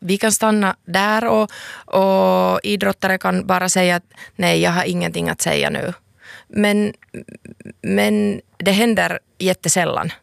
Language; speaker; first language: Swedish; non-native, local second language; Finnish